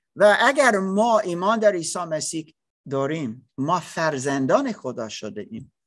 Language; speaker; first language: Persian; non-native, learner; English